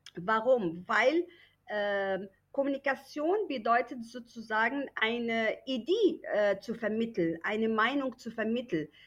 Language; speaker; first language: German; non-native, fluent; Arabic